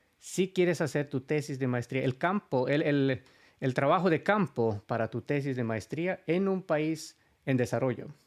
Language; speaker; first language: Spanish; non-native, fluent; Swedish